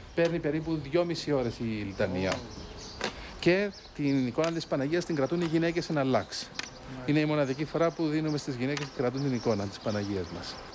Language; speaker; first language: Greek; native; Greek